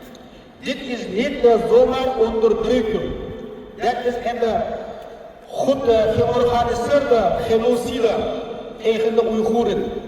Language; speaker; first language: Dutch; non-native, learner; Uyghur